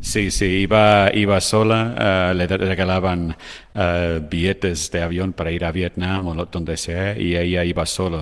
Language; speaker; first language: Spanish; non-native, fluent; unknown